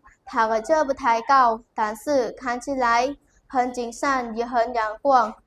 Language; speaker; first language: Chinese; non-native, learner; Khmer